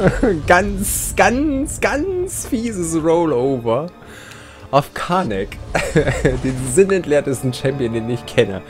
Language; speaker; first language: German; native; German